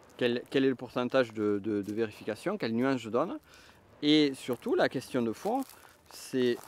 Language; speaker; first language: French; native; French